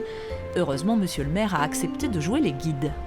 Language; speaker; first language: French; native; French